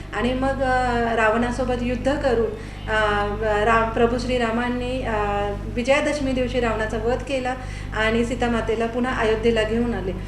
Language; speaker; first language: Marathi; native; Marathi